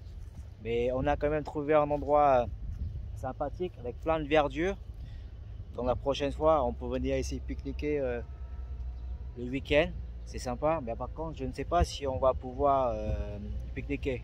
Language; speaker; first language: French; early bilingual, other home language; Vietnamese